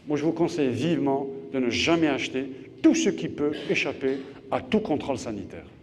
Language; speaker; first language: French; non-native, local second language; Arabic